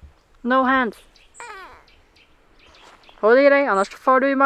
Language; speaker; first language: Swedish; native; Swedish